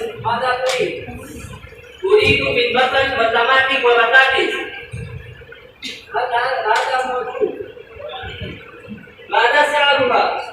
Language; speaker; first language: Arabic; non-native, learner; Urdu